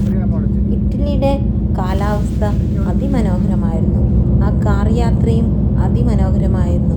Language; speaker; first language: Malayalam; native; Malayalam